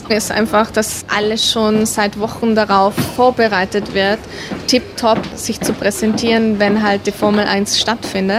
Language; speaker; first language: German; native; German